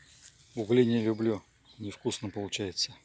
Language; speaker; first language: Russian; native; Russian